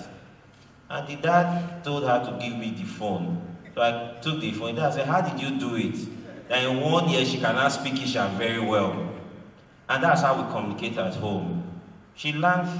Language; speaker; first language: English; non-native, local second language; Esan